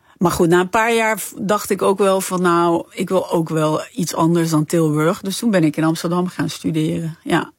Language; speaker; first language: Dutch; early bilingual, other home language; French